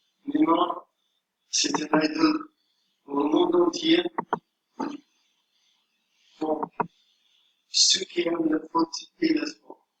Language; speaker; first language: French; non-native, learner; Arabic